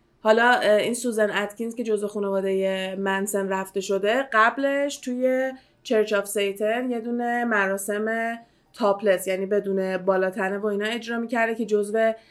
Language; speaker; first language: Persian; early bilingual, heritage; Persian